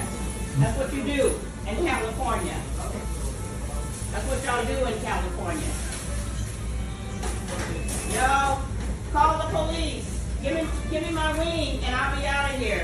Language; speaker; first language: English; native; English